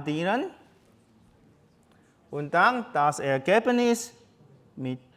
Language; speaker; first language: German; non-native, learner; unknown